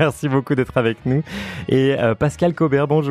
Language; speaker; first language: French; native; French